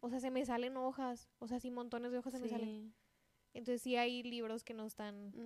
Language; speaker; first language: Spanish; native; Spanish